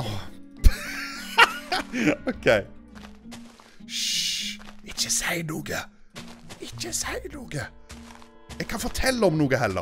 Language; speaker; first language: Norwegian; native; Norwegian